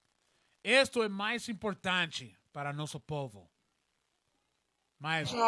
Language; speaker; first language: Portuguese; non-native, learner; Spanish